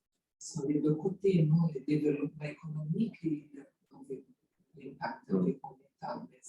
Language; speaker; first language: French; non-native, fluent; Portuguese